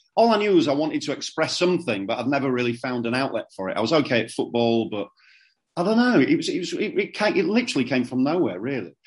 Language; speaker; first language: English; native; English